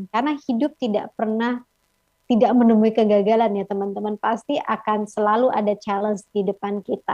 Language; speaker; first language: Indonesian; native; Indonesian